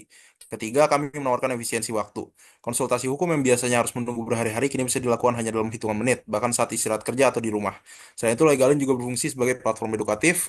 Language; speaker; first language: Indonesian; native; Indonesian